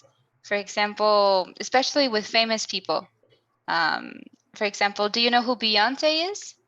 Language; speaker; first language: English; non-native, fluent; Spanish